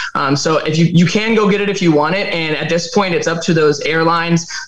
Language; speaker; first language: English; native; English